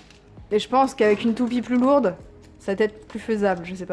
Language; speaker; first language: French; native; French